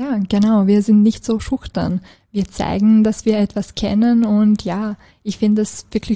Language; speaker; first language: German; non-native, fluent; Serbian